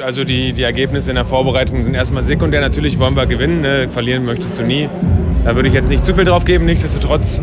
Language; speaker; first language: German; native; German